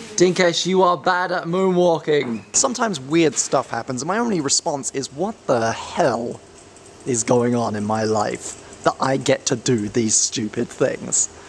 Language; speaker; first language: English; native; English